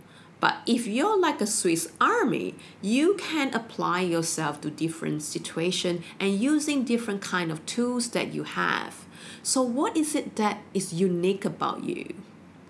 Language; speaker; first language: English; non-native, local second language; Chinese